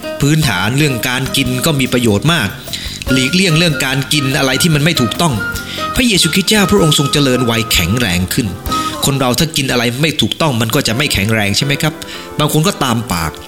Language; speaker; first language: Thai; native; Thai